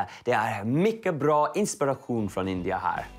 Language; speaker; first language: Swedish; non-native, learner; English